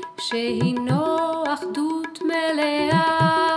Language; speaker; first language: Hebrew; native; Hebrew